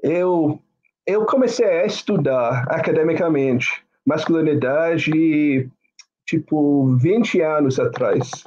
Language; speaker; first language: Portuguese; non-native, fluent; English